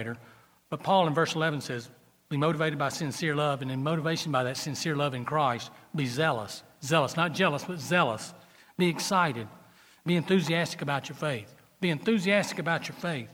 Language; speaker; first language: English; native; English